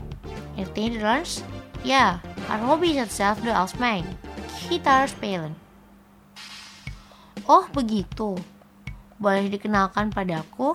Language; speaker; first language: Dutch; non-native, fluent; Indonesian